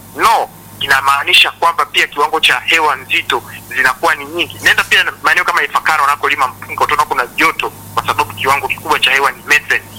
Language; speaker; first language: Swahili; native; Swahili